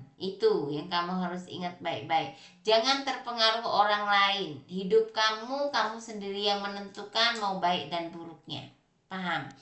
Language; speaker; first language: Indonesian; native; Indonesian